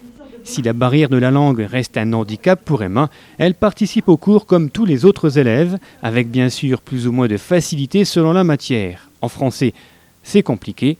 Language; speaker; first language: French; native; French